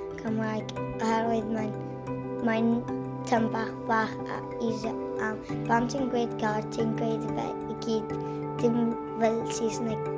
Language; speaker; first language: Welsh; non-native, learner; Arabic